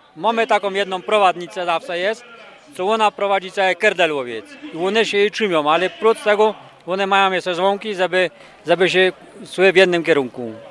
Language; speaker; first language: Polish; native; Polish